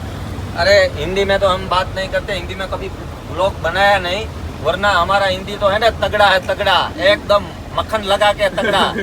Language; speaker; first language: Hindi; non-native, local second language; Gujarati